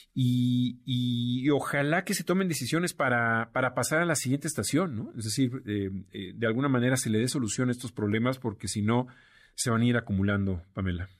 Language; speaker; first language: Spanish; native; Spanish